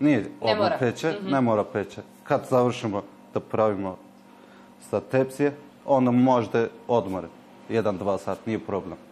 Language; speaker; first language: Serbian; non-native, learner; Turkish